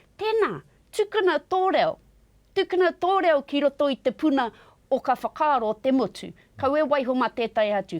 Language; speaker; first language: Māori; non-native, local second language; English